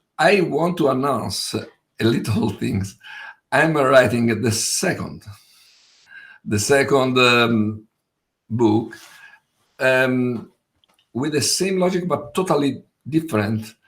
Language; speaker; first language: English; non-native, fluent; Italian